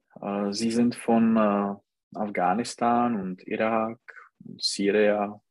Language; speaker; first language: German; non-native, learner; Czech